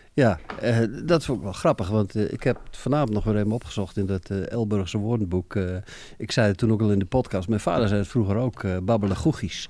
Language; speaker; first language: Dutch; native; Dutch